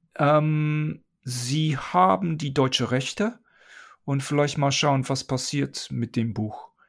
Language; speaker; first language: German; non-native, fluent; English